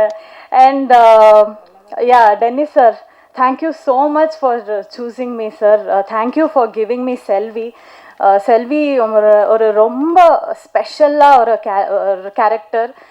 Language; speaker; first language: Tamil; non-native, local second language; Kannada